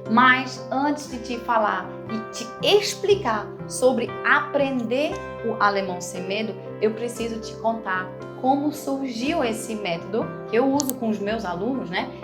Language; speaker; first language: Portuguese; non-native, fluent; German